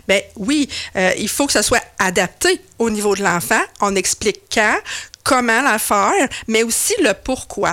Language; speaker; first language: French; native; French